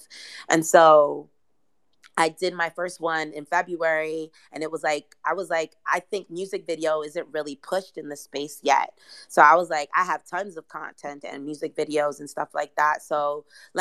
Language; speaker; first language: English; native; English